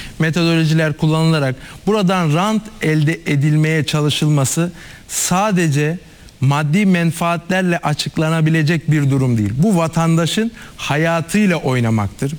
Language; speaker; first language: Turkish; native; Turkish